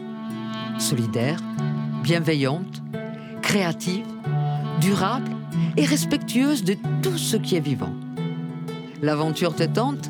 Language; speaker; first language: French; native; French